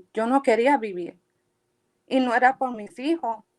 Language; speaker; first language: Spanish; early bilingual, heritage; Spanish